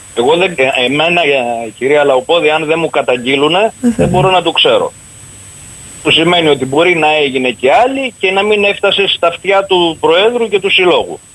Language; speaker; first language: Greek; native; Greek